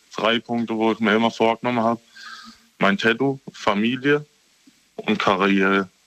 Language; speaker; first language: German; native; German